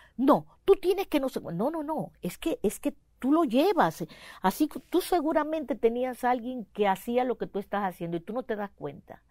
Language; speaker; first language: Spanish; native; Spanish